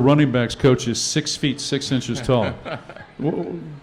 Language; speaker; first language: English; native; English